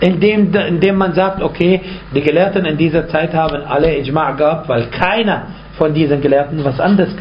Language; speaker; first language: German; non-native, fluent; Arabic